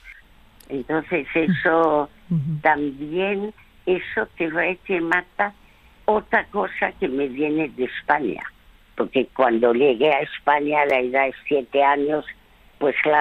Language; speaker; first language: Spanish; native; Spanish